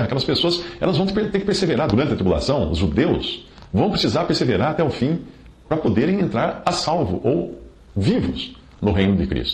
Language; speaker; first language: Portuguese; native; Portuguese